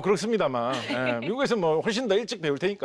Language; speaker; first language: Korean; native; Korean